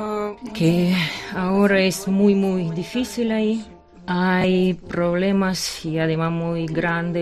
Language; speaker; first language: Spanish; non-native, fluent; Ukrainian